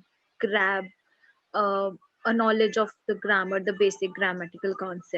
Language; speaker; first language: English; non-native, local second language; Hindi